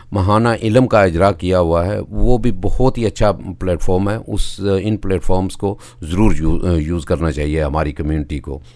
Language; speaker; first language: Urdu; non-native, local second language; Punjabi